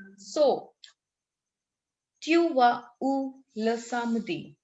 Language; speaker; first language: French; non-native, fluent; Hindi